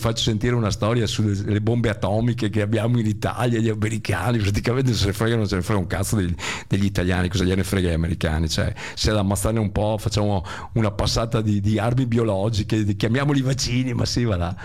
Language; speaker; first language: Italian; native; Italian